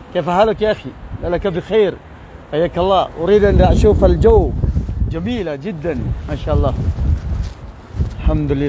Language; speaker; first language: Arabic; non-native, learner; Maranao